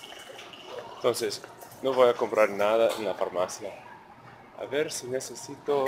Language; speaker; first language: Spanish; non-native, fluent; English